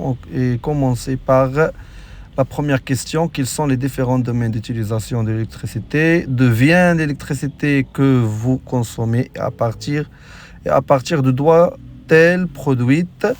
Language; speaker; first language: French; non-native, local second language; Arabic